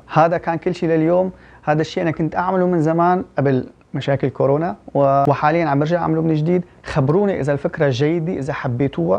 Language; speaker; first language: Arabic; early bilingual, heritage; Arabic